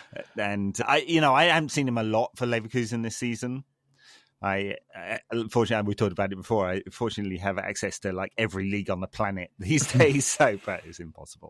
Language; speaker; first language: English; native; English